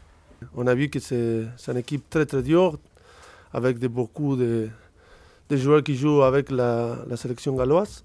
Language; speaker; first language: French; non-native, fluent; Spanish